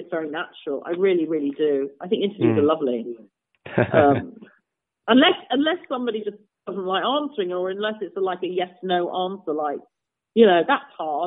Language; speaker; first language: English; native; English